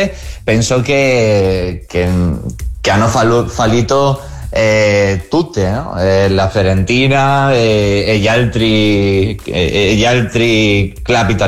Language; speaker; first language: Italian; non-native, fluent; Spanish